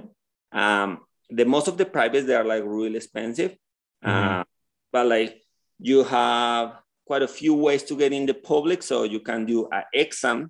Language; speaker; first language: English; non-native, learner; Spanish